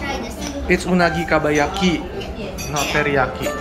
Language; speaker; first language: English; non-native, learner; Indonesian